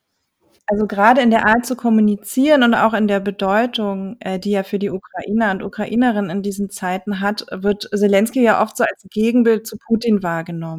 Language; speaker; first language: German; native; German